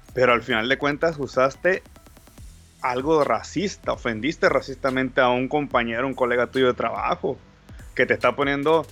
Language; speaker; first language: Spanish; native; Spanish